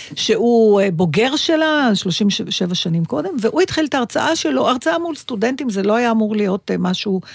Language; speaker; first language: Hebrew; native; Hebrew